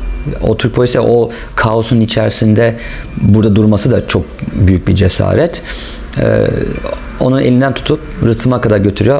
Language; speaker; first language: Turkish; non-native, local second language; English